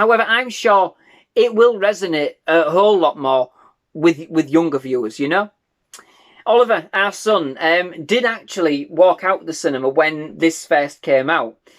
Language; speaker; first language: English; native; English